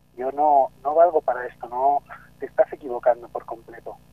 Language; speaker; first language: Spanish; native; Spanish